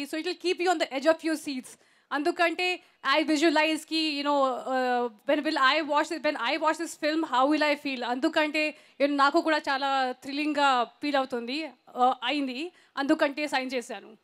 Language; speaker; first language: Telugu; non-native, learner; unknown